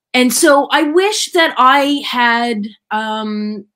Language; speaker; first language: English; native; English